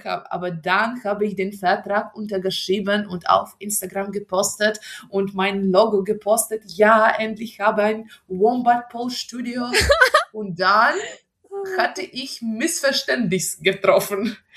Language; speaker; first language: German; non-native, fluent; Russian